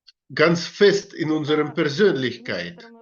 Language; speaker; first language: German; non-native, learner; Russian